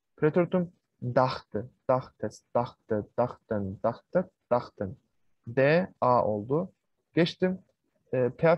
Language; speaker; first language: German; non-native, fluent; Turkish